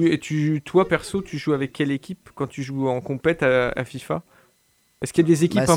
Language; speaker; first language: French; native; French